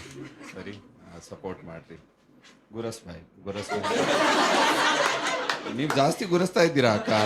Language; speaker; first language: Kannada; non-native, learner; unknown